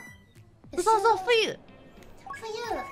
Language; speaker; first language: Japanese; non-native, learner; English